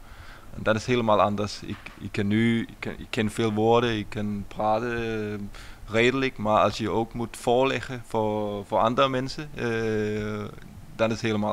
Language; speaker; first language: Dutch; non-native, learner; Danish